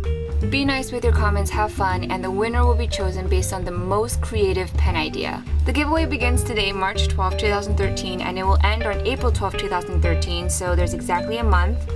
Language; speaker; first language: English; native; English